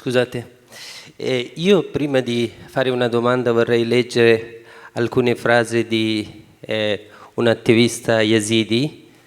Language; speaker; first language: Italian; non-native, fluent; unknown